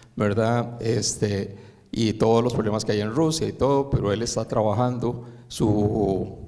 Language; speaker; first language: Spanish; early bilingual, other home language; Chinese